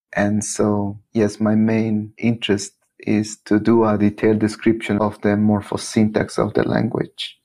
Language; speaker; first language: English; non-native, fluent; Spanish